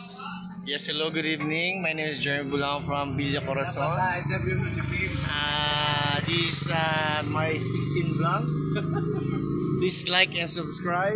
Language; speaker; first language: English; non-native, local second language; Filipino